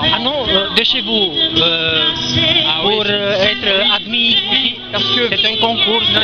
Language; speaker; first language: French; non-native, local second language; Romanian